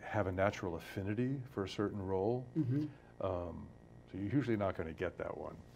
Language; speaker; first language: English; native; English